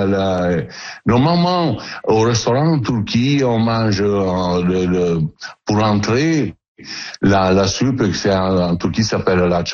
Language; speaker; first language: French; non-native, learner; Italian